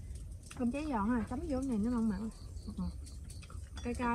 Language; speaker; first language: Vietnamese; native; Vietnamese